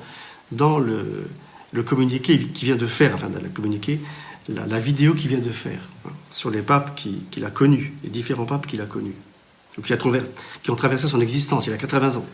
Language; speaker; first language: French; native; French